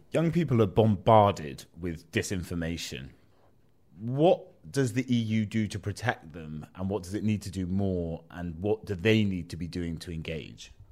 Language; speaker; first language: English; native; English